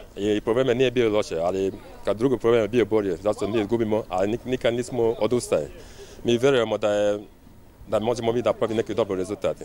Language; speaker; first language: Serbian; non-native, learner; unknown